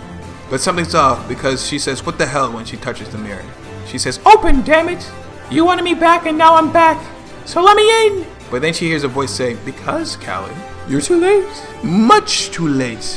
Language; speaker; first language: English; native; English